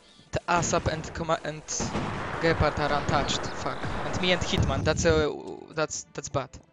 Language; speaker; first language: English; non-native, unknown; Polish